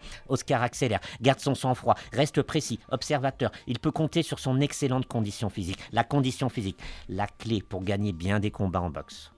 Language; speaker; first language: French; native; French